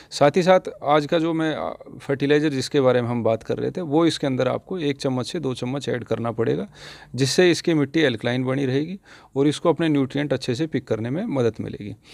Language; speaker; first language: Hindi; native; Hindi